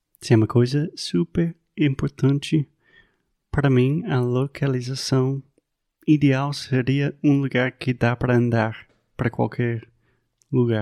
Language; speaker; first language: Portuguese; non-native, fluent; English